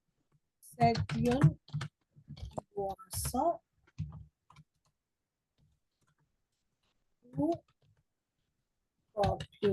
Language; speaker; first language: French; non-native, learner; Telugu